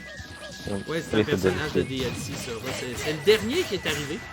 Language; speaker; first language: French; native; French